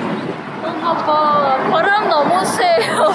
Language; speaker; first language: Korean; non-native, learner; Thai